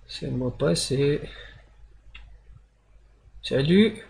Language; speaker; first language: French; non-native, learner; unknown